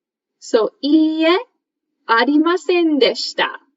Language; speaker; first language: Japanese; non-native, fluent; English